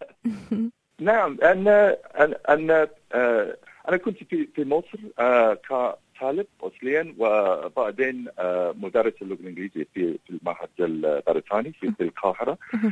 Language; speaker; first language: Arabic; non-native, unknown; English